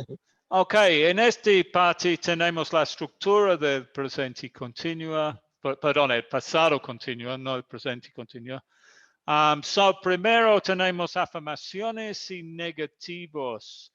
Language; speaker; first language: Spanish; non-native, fluent; English